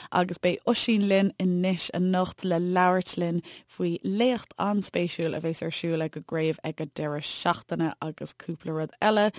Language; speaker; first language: Irish; native; Irish